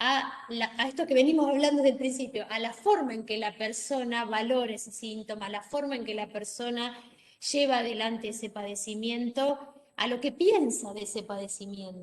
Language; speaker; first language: Spanish; native; Spanish